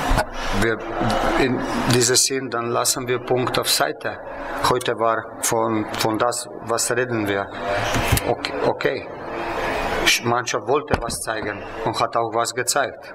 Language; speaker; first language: German; non-native, fluent; Slovenian